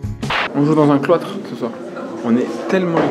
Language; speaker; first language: French; native; French